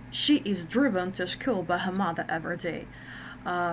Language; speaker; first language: English; non-native, fluent; Russian